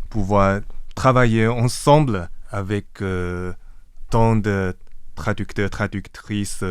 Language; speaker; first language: French; non-native, fluent; Chinese